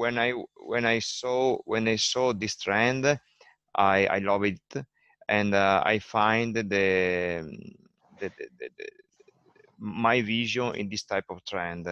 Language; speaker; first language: English; non-native, learner; Italian